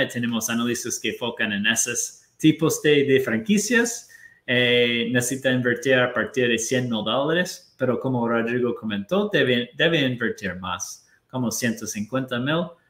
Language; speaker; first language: Spanish; non-native, fluent; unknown